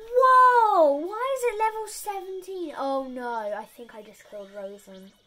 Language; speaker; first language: English; native; English